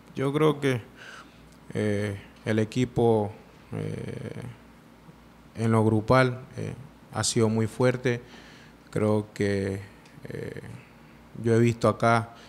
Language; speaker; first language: Spanish; native; Spanish